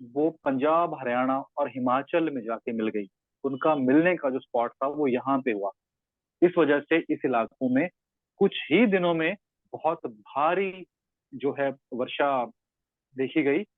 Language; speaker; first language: Hindi; non-native, local second language; Punjabi